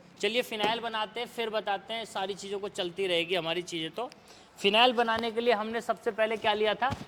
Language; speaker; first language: Hindi; native; Hindi